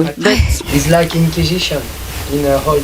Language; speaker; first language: English; non-native, learner; French